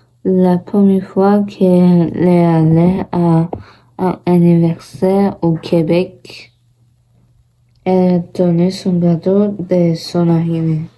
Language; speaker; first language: French; non-native, learner; Portuguese